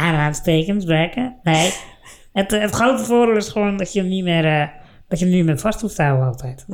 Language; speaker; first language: Dutch; native; Dutch